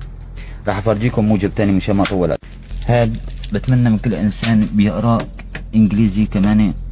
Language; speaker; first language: Arabic; native; Arabic